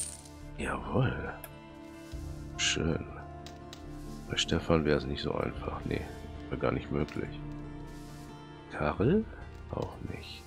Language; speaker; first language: German; native; German